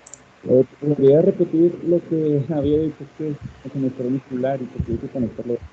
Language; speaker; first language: Spanish; native; Spanish